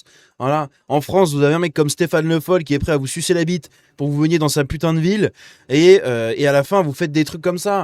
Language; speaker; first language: French; native; French